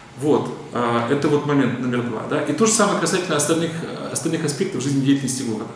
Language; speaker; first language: Russian; native; Russian